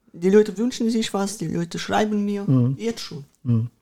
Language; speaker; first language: German; early bilingual, other home language; Russian